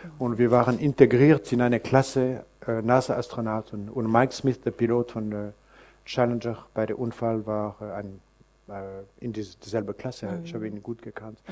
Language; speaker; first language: German; non-native, local second language; French